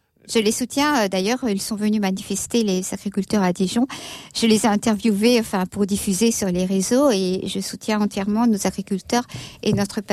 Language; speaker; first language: French; native; French